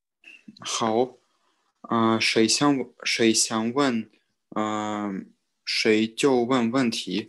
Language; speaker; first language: Chinese; non-native, learner; Russian